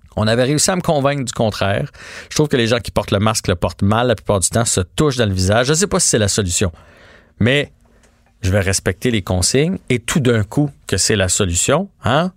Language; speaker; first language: French; native; French